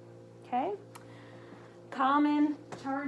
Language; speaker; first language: English; native; English